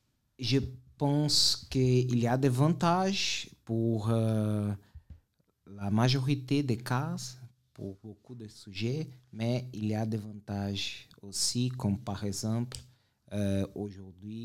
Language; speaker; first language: French; non-native, fluent; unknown